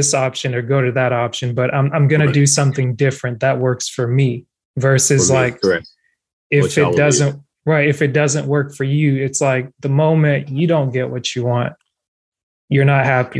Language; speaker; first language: English; non-native, local second language; French